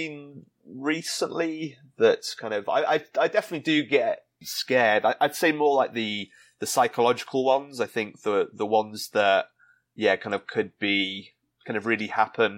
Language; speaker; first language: English; native; English